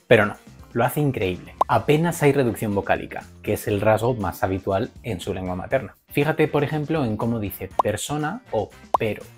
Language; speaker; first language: Spanish; native; Spanish